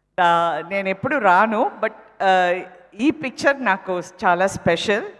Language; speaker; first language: Telugu; non-native, fluent; Tamil